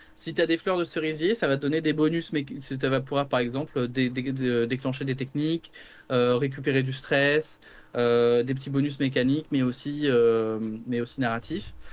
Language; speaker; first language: French; native; French